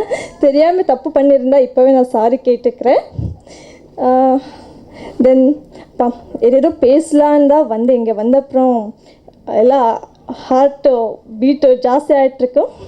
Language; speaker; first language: Tamil; non-native, learner; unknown